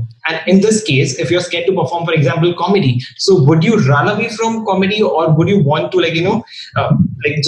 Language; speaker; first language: English; non-native, local second language; Hindi